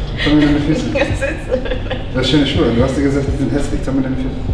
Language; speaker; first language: German; native; German